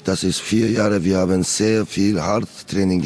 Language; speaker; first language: German; non-native, learner; Korean